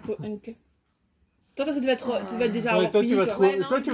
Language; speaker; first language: French; native; French